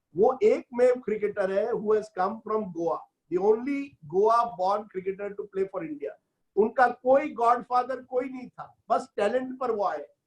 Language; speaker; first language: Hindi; non-native, local second language; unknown